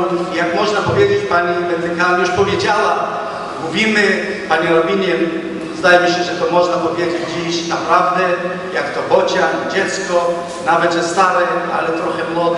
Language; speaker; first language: Polish; early bilingual, heritage; Polish